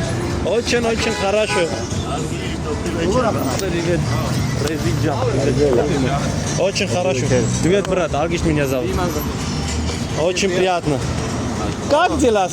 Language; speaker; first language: Russian; non-native, fluent; Armenian